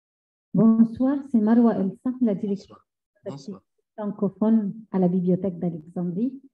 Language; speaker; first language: French; non-native, fluent; Arabic